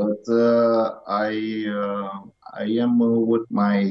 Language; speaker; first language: English; non-native, learner; Romanian